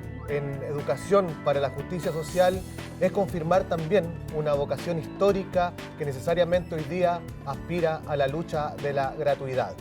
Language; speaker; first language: Spanish; native; Spanish